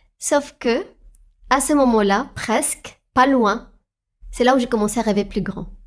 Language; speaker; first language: French; non-native, fluent; Arabic